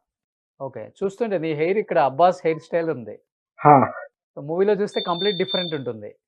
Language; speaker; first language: Telugu; native; Telugu